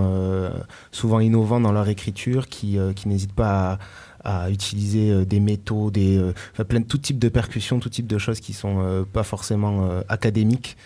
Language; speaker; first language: French; native; French